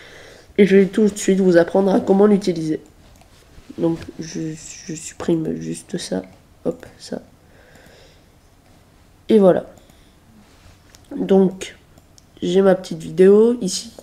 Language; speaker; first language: French; native; French